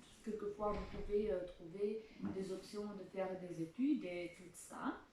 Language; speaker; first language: French; non-native, fluent; Albanian